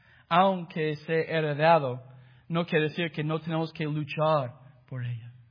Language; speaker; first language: Spanish; non-native, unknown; English